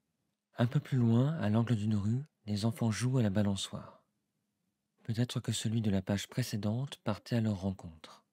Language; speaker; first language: French; native; French